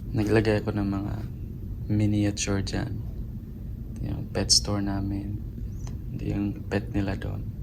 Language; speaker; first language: Filipino; non-native, local second language; Cebuano